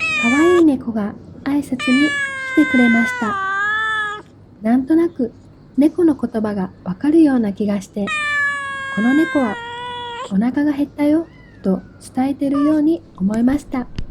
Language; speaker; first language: Japanese; non-native, fluent; Vietnamese